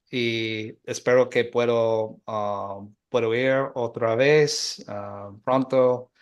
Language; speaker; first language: Spanish; non-native, learner; English